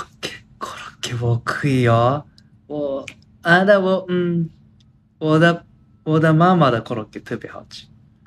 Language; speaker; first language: Chinese; non-native, learner; Japanese